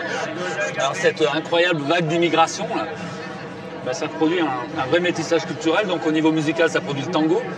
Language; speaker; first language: French; native; French